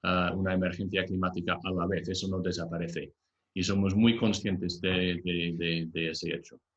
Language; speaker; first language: Spanish; non-native, fluent; English